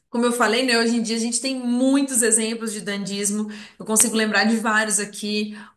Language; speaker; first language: Portuguese; native; Portuguese